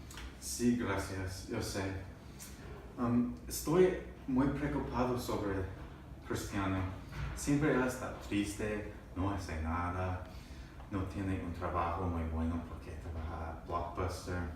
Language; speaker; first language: Spanish; non-native, learner; English